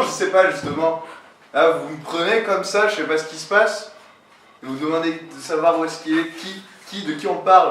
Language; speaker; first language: French; native; French